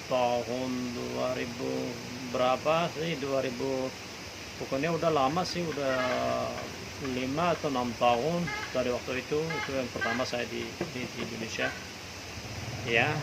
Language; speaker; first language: Indonesian; non-native, fluent; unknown